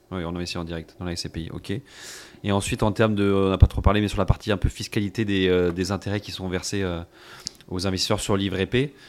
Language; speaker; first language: French; native; French